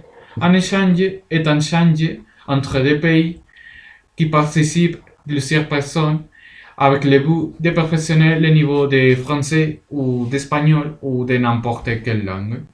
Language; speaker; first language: French; non-native, learner; Spanish